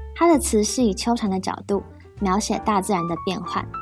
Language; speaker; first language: Chinese; native; Chinese